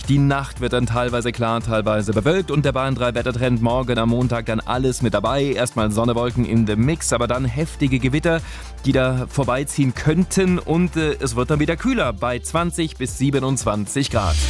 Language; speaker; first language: German; native; German